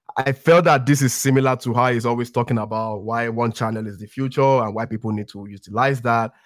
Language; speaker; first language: English; non-native, local second language; Yoruba